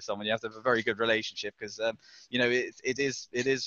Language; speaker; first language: English; native; English